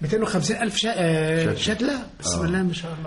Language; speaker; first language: Arabic; native; Arabic